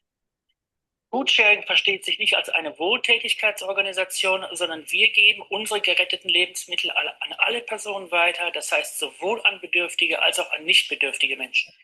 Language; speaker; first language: German; native; German